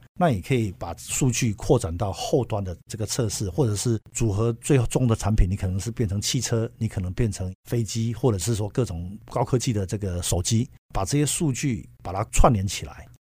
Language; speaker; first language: Chinese; native; Chinese